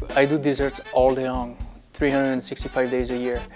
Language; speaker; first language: English; non-native, fluent; French